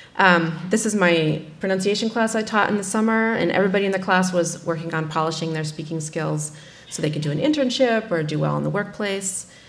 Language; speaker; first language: English; native; English